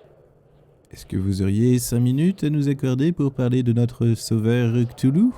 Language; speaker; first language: French; native; French